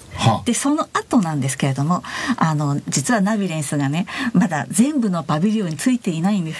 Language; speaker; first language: Japanese; native; Japanese